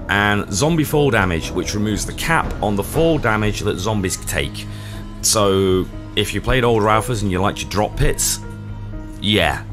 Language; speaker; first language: English; native; English